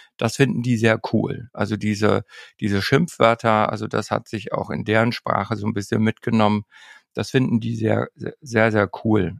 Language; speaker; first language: German; native; German